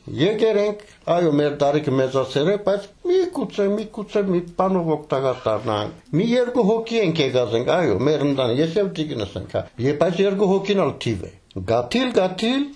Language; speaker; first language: Armenian; early bilingual, heritage; Armenian